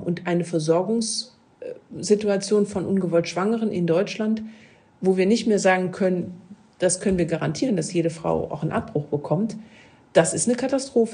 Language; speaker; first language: German; native; German